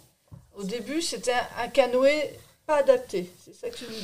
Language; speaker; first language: French; native; French